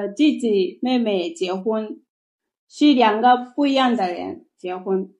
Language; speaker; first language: Chinese; non-native, learner; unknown